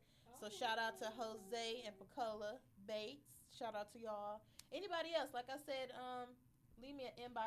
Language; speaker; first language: English; native; English